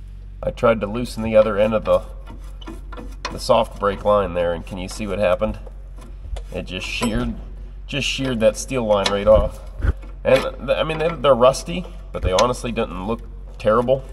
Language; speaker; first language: English; native; English